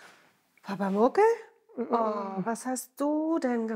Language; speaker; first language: German; native; German